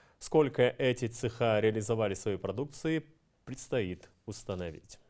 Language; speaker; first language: Russian; non-native, local second language; Kyrgyz